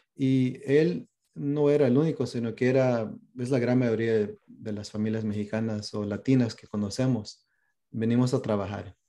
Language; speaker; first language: Spanish; early bilingual, heritage; Spanish